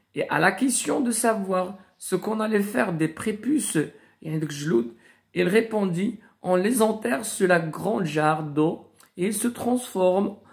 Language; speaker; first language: French; non-native, local second language; Arabic